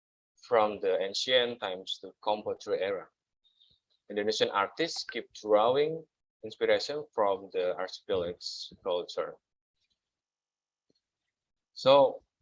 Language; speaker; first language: English; non-native, learner; Indonesian